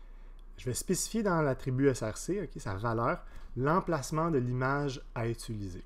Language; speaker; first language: French; native; French